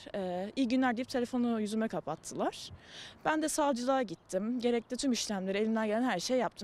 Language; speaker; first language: Turkish; native; Turkish